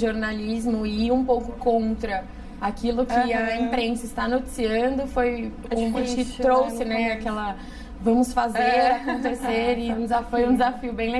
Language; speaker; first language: Portuguese; native; Portuguese